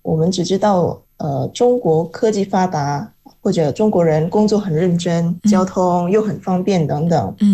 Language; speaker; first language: Chinese; non-native, fluent; Indonesian